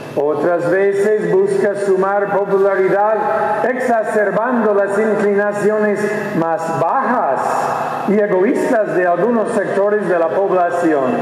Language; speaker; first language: Spanish; non-native, fluent; English